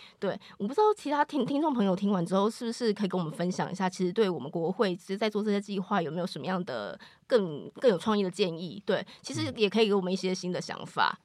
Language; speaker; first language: Chinese; native; Chinese